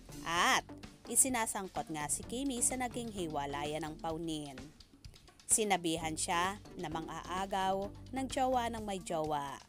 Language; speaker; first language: Filipino; native; Filipino